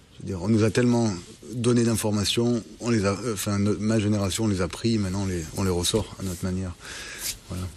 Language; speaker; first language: French; non-native, fluent; German